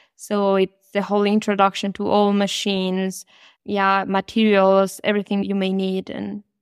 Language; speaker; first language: English; non-native, fluent; Spanish